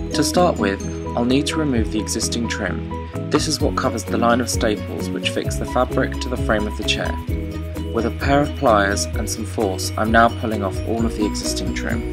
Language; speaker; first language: English; native; English